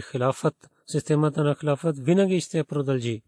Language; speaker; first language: Bulgarian; non-native, learner; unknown